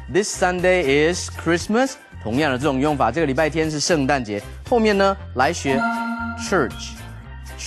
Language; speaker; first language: Chinese; native; Chinese